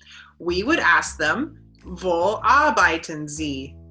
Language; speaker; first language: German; non-native, learner; English